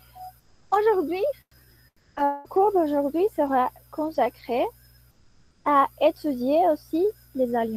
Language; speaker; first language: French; non-native, fluent; Spanish